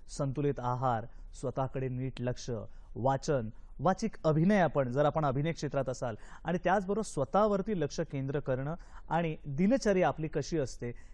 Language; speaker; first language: Marathi; native; Marathi